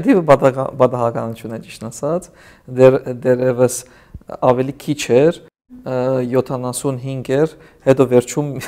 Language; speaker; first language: Armenian; native; Armenian